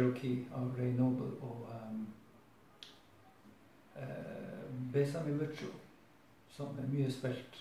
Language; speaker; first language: Norwegian; native; Norwegian